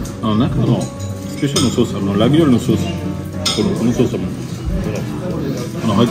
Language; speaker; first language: Japanese; non-native, learner; French